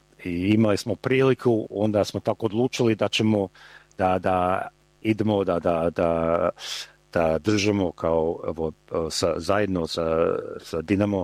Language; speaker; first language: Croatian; early bilingual, heritage; Croatian